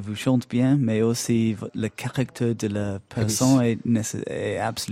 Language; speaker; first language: French; non-native, learner; English